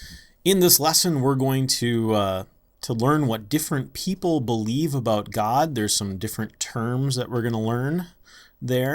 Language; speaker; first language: English; native; English